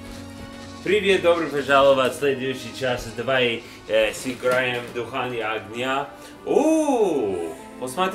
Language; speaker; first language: Russian; non-native, learner; English